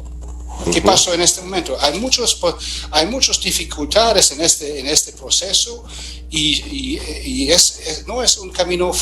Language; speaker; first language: Spanish; non-native, fluent; German